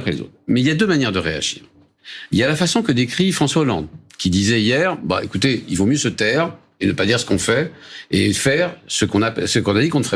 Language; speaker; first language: French; native; French